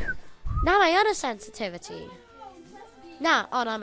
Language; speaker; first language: Welsh; non-native, local second language; English